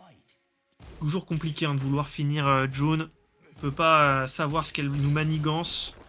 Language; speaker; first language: French; native; French